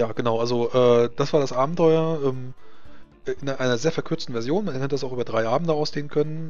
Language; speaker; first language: German; native; German